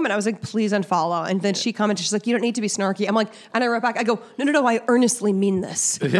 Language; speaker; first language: English; native; English